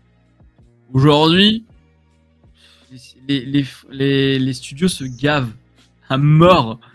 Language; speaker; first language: French; native; French